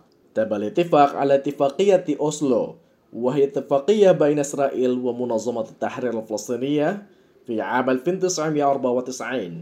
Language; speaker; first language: Arabic; non-native, fluent; Indonesian